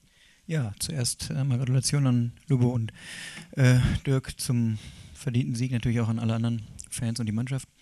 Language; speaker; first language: German; native; German